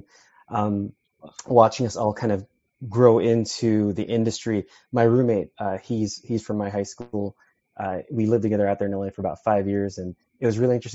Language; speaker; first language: English; native; English